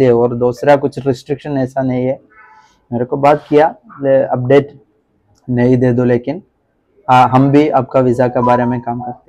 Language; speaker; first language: Hindi; non-native, local second language; Malayalam